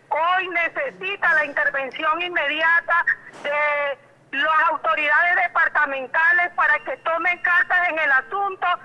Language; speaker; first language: Spanish; native; Spanish